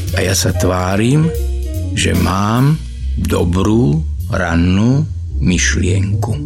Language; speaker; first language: Slovak; native; Slovak